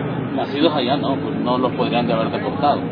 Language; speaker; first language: Spanish; native; Spanish